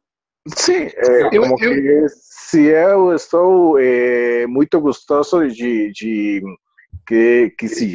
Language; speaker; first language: Portuguese; non-native, learner; Spanish